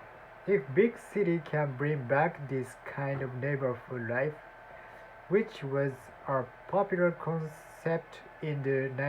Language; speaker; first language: English; non-native, learner; Japanese